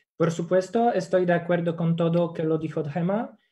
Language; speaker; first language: Spanish; non-native, fluent; Polish